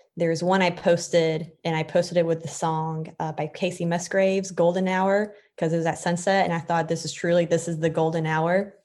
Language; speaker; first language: English; native; English